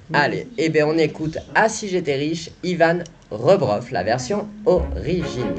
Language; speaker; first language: French; native; French